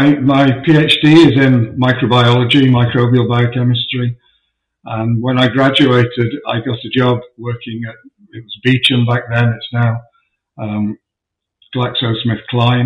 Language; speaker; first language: English; native; English